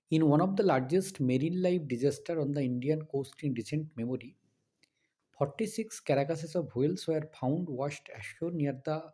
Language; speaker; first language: English; non-native, local second language; Bangla